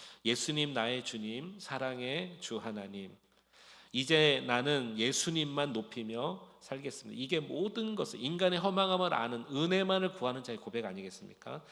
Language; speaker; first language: Korean; native; Korean